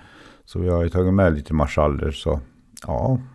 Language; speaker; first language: Swedish; native; Swedish